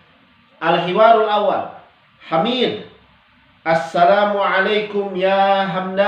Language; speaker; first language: Arabic; non-native, fluent; Indonesian